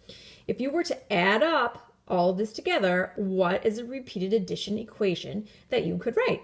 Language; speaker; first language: English; native; English